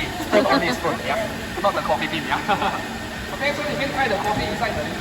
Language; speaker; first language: English; non-native, learner; Indonesian